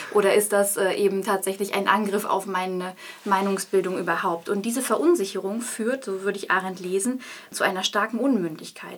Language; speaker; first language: German; native; German